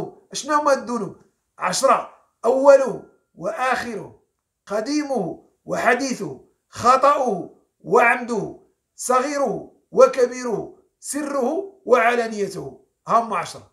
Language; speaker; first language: Arabic; native; Arabic